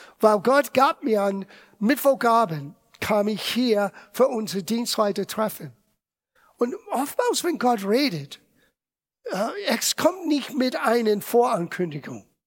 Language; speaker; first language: German; non-native, fluent; English